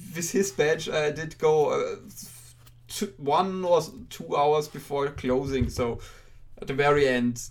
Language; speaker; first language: English; non-native, fluent; German